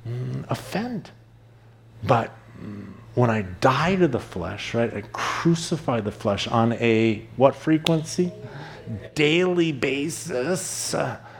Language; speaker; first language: English; native; English